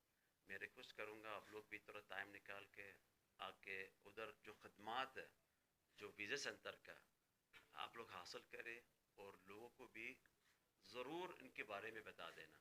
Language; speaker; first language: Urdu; non-native, fluent; Arabic